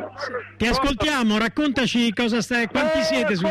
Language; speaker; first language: Italian; native; Italian